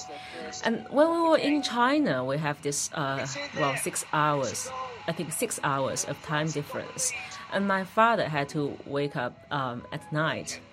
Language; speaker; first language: English; non-native, fluent; Chinese